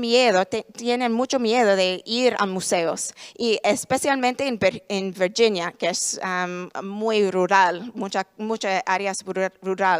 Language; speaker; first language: Spanish; non-native, learner; English